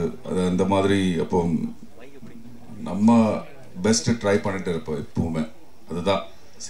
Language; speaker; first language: Tamil; non-native, learner; Malayalam